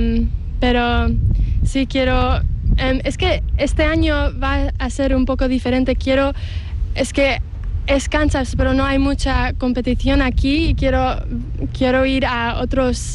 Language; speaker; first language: Spanish; early bilingual, heritage; English